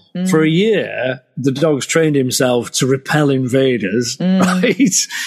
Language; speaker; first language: English; native; English